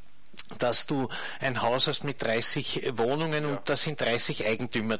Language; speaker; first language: German; native; German